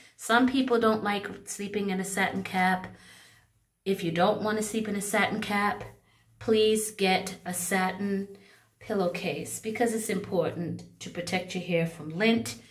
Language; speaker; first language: English; native; English